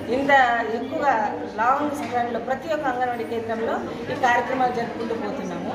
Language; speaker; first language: Telugu; native; Telugu